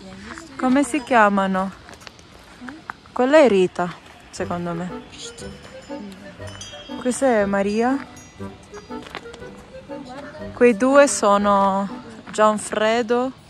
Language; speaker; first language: Italian; early bilingual, other home language; Filipino